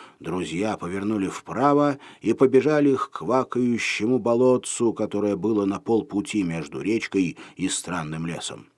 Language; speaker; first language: Russian; native; Russian